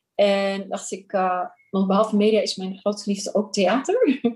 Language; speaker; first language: Dutch; early bilingual, other home language; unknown